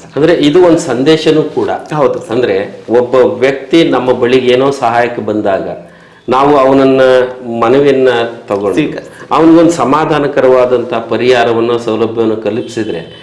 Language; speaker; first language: Kannada; native; Kannada